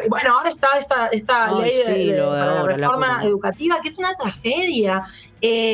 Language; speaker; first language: Spanish; native; Spanish